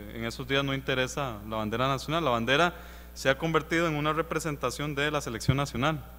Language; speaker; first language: Spanish; native; Spanish